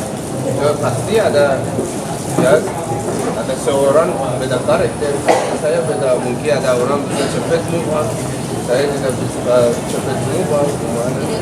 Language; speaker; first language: Indonesian; non-native, learner; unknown